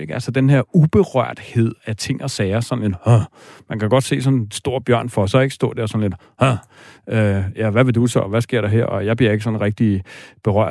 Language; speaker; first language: Danish; native; Danish